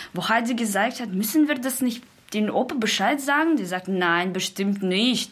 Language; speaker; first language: German; non-native, learner; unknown